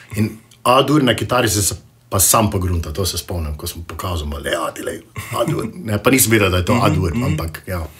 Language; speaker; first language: Slovenian; early bilingual, heritage; Slovenian